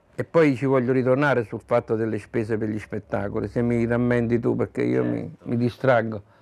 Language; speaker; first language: Italian; native; Italian